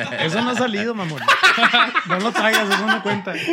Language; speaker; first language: Spanish; native; Spanish